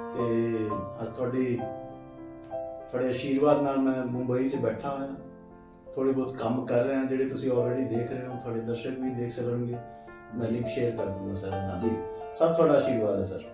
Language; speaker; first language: Punjabi; non-native, local second language; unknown